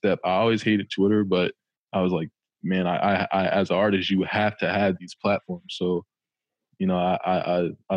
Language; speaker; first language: English; native; English